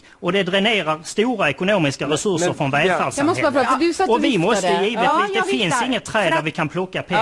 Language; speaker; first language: Swedish; native; Swedish